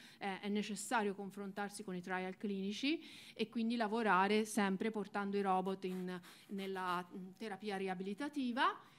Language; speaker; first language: Italian; native; Italian